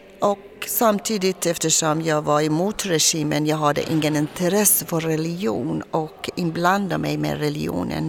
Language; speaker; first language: Swedish; non-native, fluent; Persian